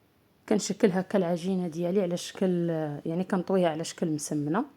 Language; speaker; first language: Arabic; native; Arabic